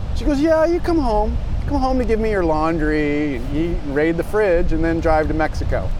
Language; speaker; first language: English; native; English